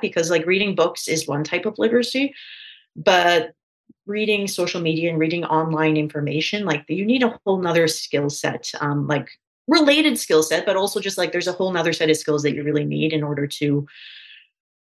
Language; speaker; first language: English; native; English